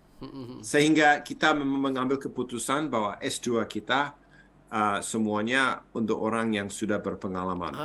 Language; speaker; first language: Indonesian; non-native, fluent; English